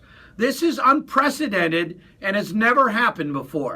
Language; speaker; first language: English; native; English